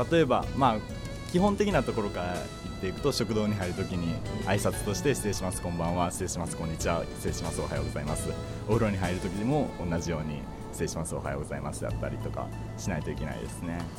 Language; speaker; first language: Japanese; native; Japanese